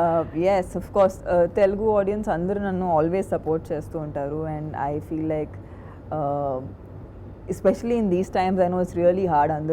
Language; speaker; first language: Telugu; non-native, fluent; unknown